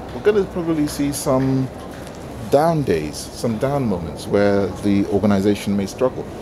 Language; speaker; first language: English; non-native, local second language; Igbo